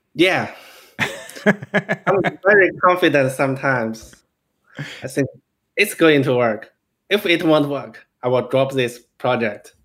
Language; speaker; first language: English; non-native, fluent; Chinese